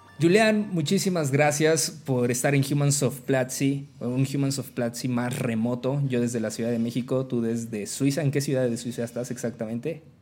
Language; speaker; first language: Spanish; native; Spanish